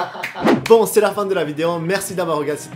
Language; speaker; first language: French; non-native, fluent; Japanese